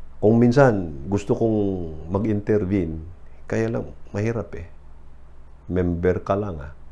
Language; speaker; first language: Filipino; native; Filipino